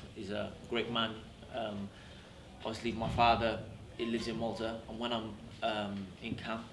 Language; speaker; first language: English; native; English